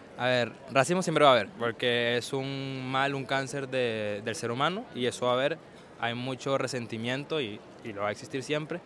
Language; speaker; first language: Spanish; native; Spanish